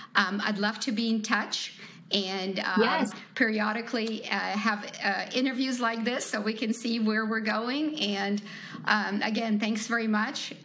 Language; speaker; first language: English; non-native, fluent; Ukrainian